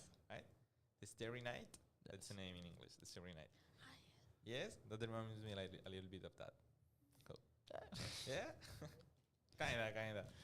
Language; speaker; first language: English; non-native, fluent; Spanish